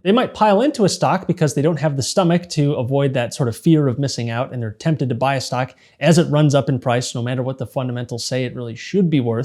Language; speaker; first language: English; native; English